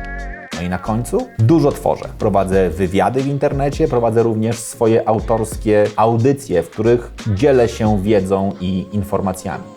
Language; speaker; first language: Polish; native; Polish